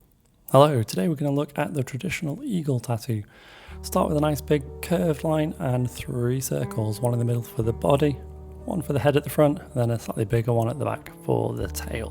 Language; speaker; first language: English; native; English